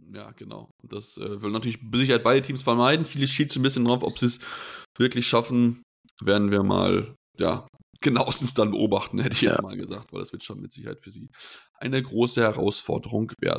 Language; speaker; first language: German; native; German